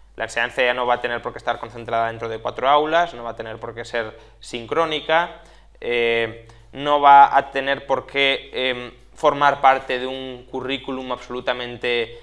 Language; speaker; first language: Spanish; native; Spanish